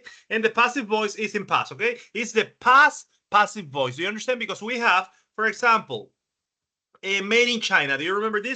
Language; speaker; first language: English; non-native, fluent; Spanish